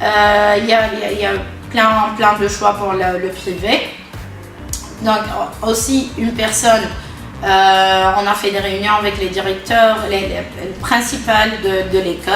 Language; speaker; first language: French; non-native, local second language; Arabic